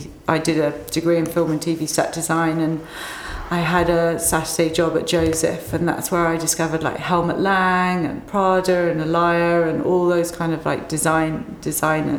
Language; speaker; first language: English; native; English